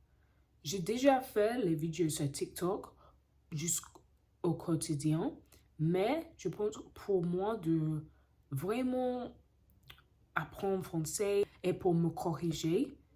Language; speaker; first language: French; non-native, learner; English